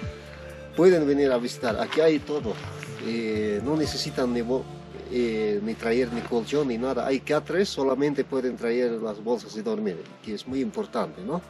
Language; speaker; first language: Spanish; non-native, local second language; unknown